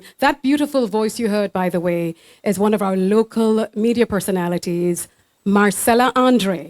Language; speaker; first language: English; native; English